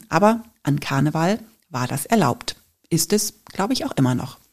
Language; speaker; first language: German; native; German